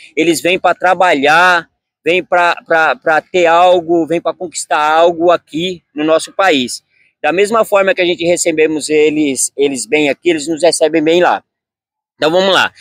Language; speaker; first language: Portuguese; native; Portuguese